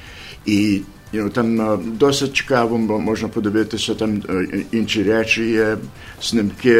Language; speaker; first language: Ukrainian; early bilingual, heritage; Ukrainian